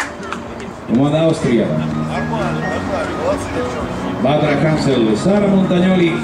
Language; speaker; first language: Russian; non-native, learner; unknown